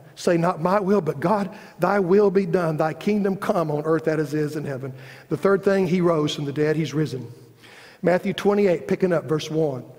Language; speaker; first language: English; native; English